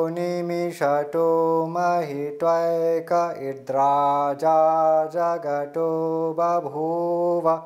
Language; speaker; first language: Hindi; early bilingual, heritage; Hindi